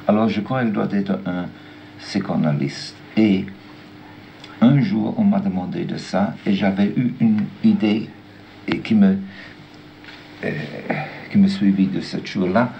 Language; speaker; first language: French; non-native, learner; German